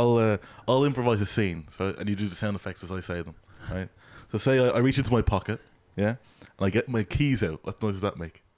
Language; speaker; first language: English; native; English